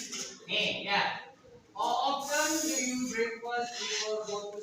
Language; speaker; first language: English; non-native, learner; Indonesian